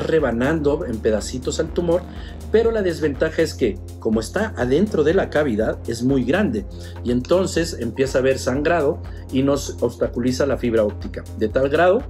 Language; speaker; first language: Spanish; native; Spanish